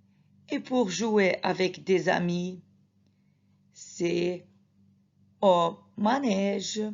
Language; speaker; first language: French; non-native, fluent; Arabic